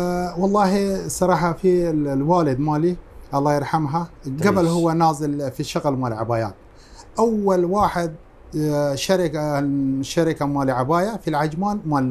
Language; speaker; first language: Arabic; non-native, fluent; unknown